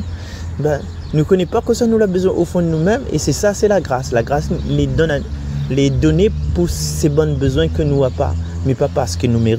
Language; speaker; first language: French; non-native, local second language; Réunion Creole French